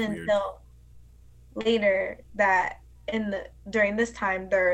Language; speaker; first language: English; early bilingual, other home language; Spanish